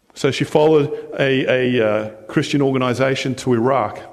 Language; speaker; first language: English; native; English